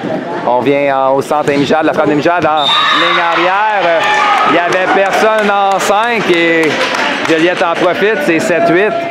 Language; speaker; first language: French; native; French